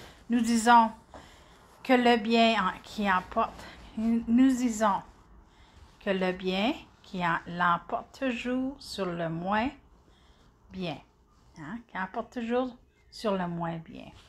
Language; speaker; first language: French; native; French